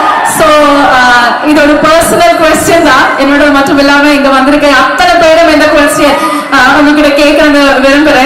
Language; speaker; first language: Tamil; non-native, local second language; Malayalam